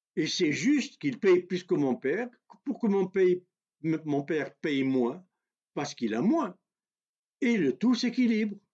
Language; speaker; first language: French; non-native, local second language; Kabyle